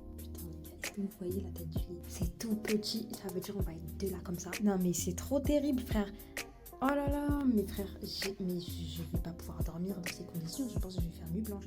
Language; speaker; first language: French; native; French